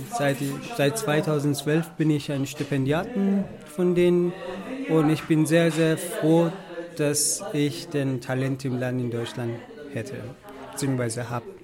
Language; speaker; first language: German; non-native, fluent; Persian